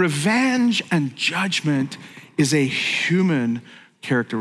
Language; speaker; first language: English; native; English